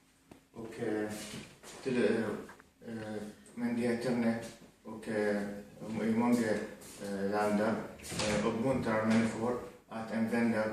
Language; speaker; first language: Swedish; non-native, learner; Arabic